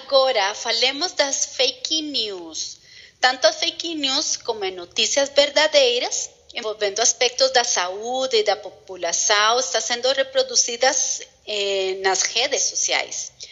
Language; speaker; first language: Portuguese; non-native, learner; Spanish